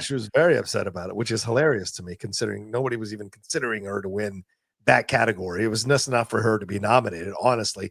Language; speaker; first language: English; native; English